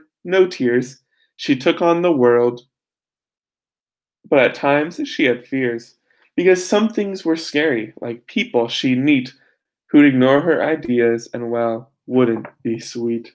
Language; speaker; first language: English; native; English